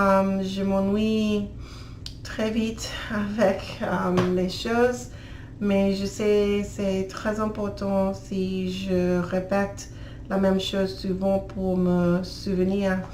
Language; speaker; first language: French; non-native, learner; English